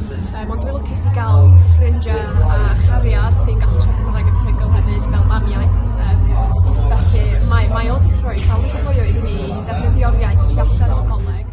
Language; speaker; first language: Welsh; non-native, local second language; English